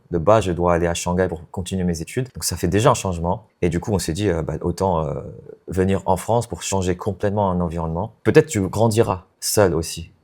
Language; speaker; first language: French; non-native, fluent; Chinese